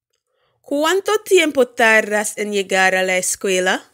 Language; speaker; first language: Spanish; non-native, fluent; English